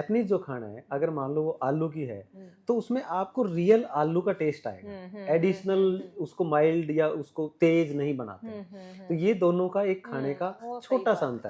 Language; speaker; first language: Hindi; native; Hindi